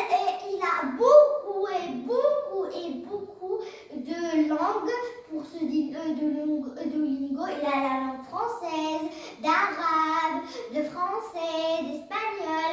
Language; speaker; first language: French; non-native, learner; Arabic